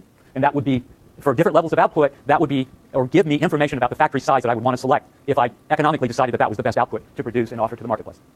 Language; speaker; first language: English; native; English